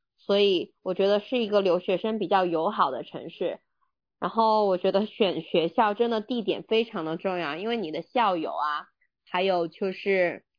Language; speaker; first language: Chinese; native; Chinese